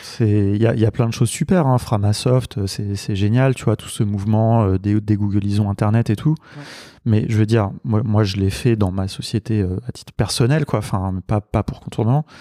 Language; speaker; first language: French; native; French